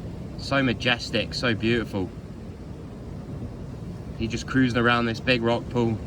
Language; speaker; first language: English; native; English